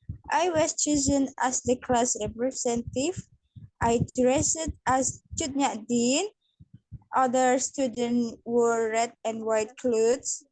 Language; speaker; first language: English; non-native, learner; Indonesian